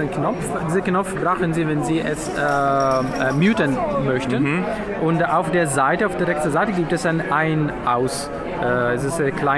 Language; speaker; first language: German; non-native, learner; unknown